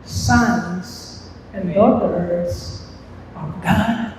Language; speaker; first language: English; non-native, local second language; Filipino